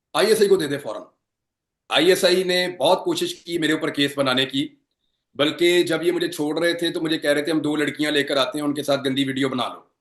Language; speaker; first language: Urdu; non-native, local second language; Punjabi